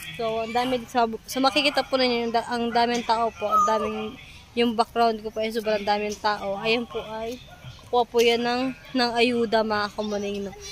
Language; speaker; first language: Filipino; native; Filipino